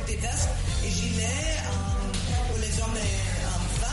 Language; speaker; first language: French; non-native, fluent; English